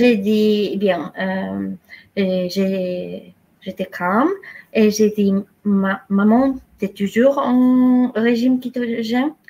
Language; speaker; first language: French; non-native, fluent; Polish